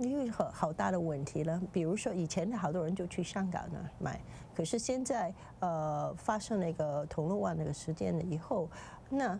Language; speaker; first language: Chinese; non-native, fluent; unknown